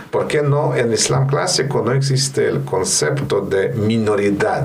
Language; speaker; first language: Spanish; non-native, fluent; Russian